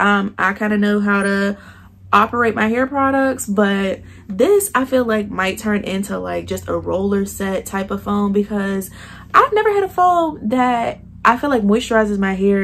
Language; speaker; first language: English; native; English